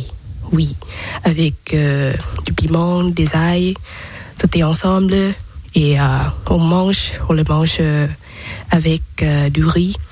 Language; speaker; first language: French; non-native, learner; Thai